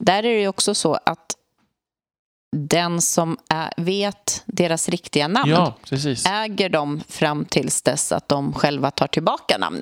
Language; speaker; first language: Swedish; native; Swedish